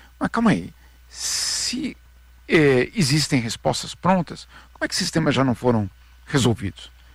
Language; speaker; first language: Portuguese; native; Portuguese